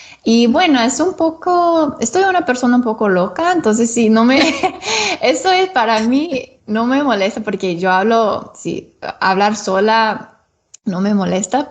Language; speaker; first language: Spanish; non-native, learner; English